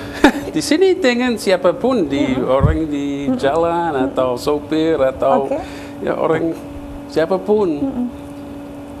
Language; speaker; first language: Indonesian; non-native, fluent; English